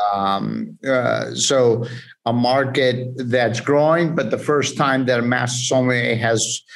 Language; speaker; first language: English; early bilingual, other home language; Spanish